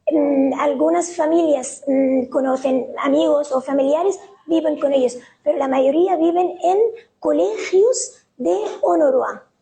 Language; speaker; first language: Spanish; non-native, fluent; Arabic